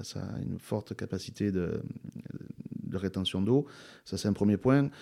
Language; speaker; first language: French; native; French